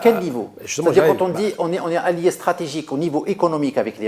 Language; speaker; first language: French; non-native, local second language; Arabic